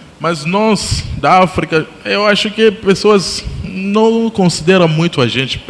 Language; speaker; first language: Portuguese; non-native, fluent; Lingala